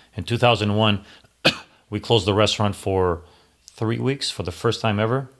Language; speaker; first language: English; early bilingual, other home language; Greek